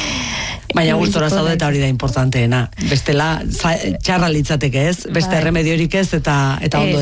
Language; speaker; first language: Basque; native; Basque